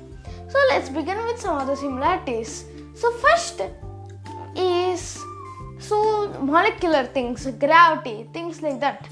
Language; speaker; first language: English; early bilingual, other home language; Telugu